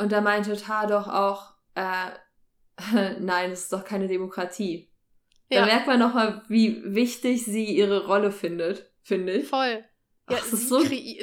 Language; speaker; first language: German; native; German